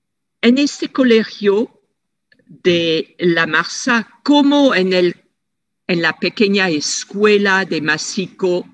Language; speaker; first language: Spanish; non-native, fluent; French